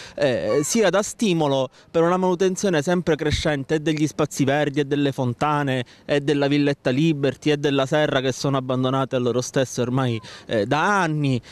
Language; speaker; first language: Italian; native; Italian